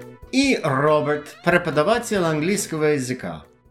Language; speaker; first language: Russian; non-native, fluent; English